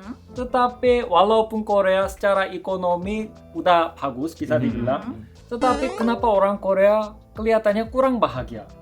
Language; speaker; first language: Indonesian; non-native, fluent; Korean